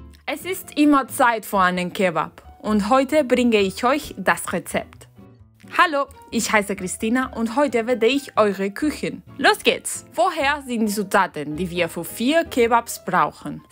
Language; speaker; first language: German; non-native, learner; Spanish